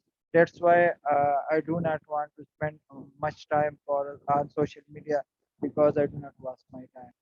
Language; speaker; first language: English; non-native, learner; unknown